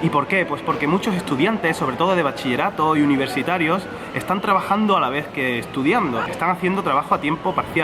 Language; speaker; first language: Spanish; native; Spanish